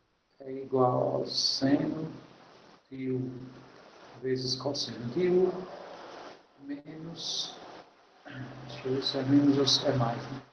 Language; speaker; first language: Portuguese; native; Portuguese